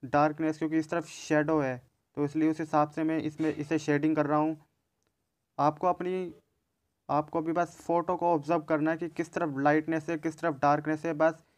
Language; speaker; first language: Hindi; native; Hindi